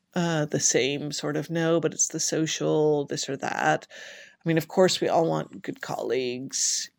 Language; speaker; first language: English; native; English